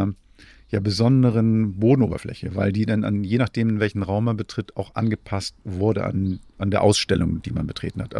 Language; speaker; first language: German; native; German